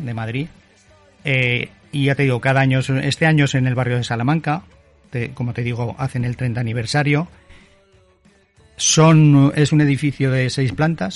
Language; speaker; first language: Spanish; native; Spanish